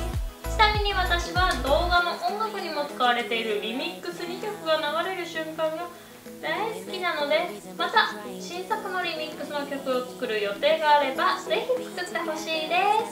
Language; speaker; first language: Japanese; native; Japanese